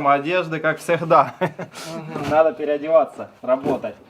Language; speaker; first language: Russian; native; Russian